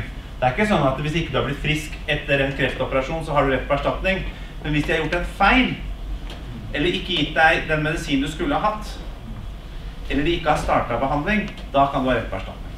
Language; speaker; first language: Norwegian; native; Norwegian